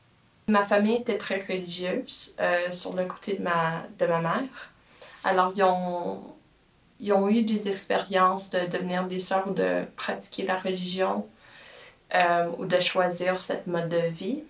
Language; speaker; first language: French; non-native, local second language; English